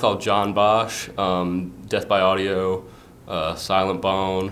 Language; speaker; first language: English; native; English